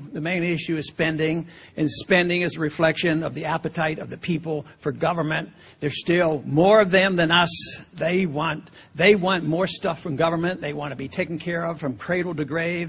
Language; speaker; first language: English; native; English